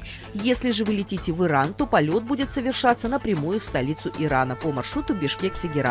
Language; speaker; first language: Russian; native; Russian